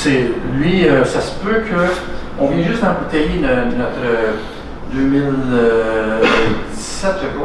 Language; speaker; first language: French; native; French